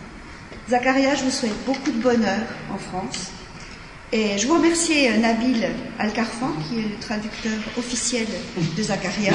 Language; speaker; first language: French; native; French